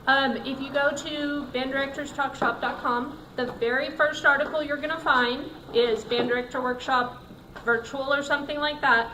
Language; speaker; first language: English; native; English